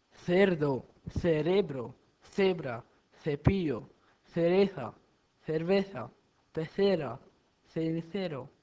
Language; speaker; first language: Spanish; non-native, learner; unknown